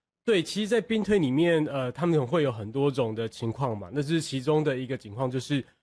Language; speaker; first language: Chinese; native; Chinese